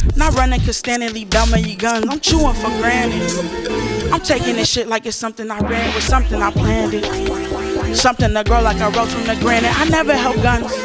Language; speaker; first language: English; native; English